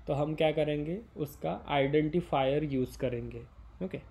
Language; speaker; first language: Hindi; non-native, local second language; Marathi